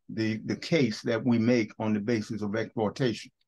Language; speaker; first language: English; native; English